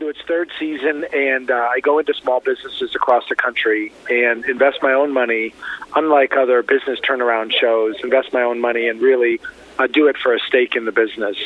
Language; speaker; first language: English; native; English